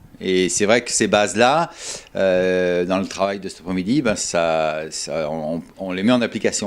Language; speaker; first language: French; native; French